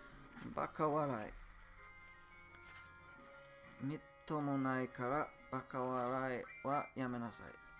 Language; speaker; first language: Japanese; non-native, learner; English